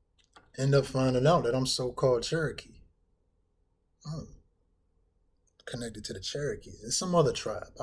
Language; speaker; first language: English; native; English